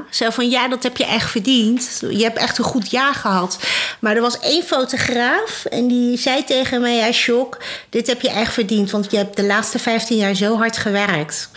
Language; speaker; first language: Dutch; early bilingual, other home language; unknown